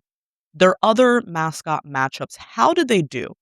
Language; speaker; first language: English; native; English